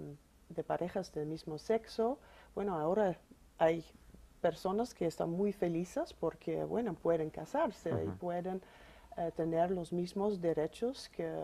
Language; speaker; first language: Spanish; non-native, fluent; Dutch